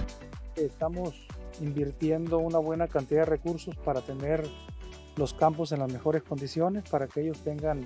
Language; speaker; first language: Spanish; native; Spanish